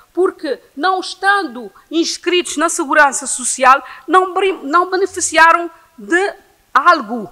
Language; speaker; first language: Portuguese; non-native, local second language; Kabuverdianu